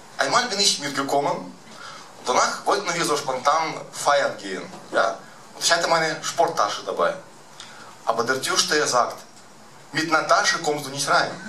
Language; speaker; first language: German; early bilingual, other home language; Russian